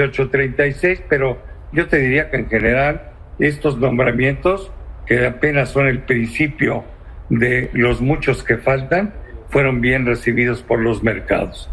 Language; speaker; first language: Spanish; native; Spanish